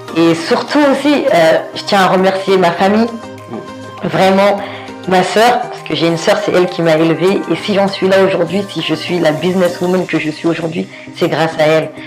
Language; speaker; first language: French; early bilingual, other home language; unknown